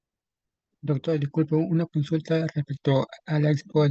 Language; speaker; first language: Spanish; native; Spanish